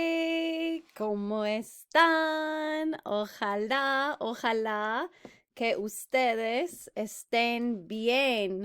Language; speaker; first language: Spanish; non-native, fluent; English